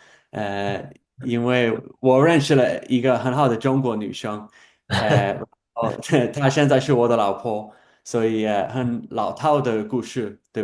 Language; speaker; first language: Chinese; non-native, fluent; English